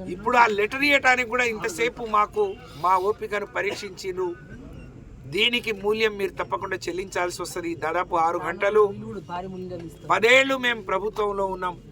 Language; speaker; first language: Telugu; native; Telugu